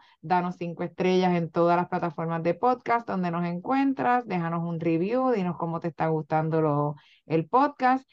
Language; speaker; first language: Spanish; native; Spanish